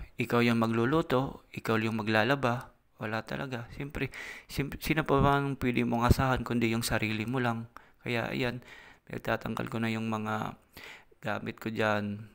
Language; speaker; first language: Filipino; non-native, local second language; Cebuano